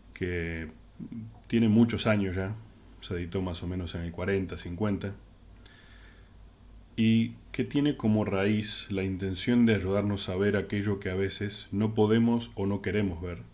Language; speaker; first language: Spanish; native; Spanish